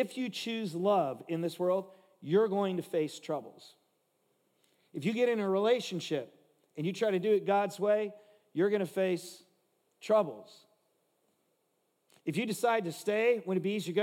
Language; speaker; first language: English; native; English